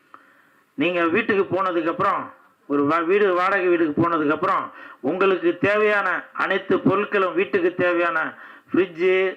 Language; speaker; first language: Tamil; native; Tamil